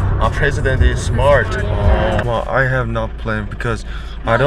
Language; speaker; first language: English; non-native, learner; Korean